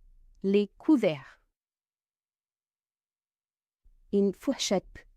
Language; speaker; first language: French; non-native, fluent; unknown